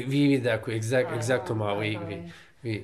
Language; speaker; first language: French; non-native, learner; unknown